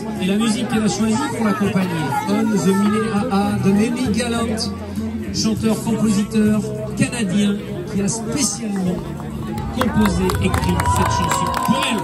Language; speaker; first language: French; native; French